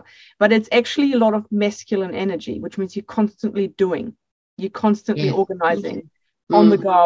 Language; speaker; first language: English; non-native, fluent; German